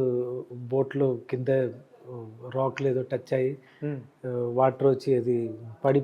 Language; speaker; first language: Telugu; non-native, learner; Malayalam